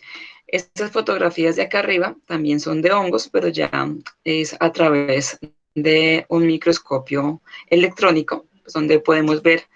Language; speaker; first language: Spanish; native; Spanish